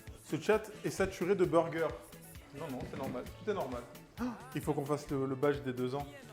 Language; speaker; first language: French; native; French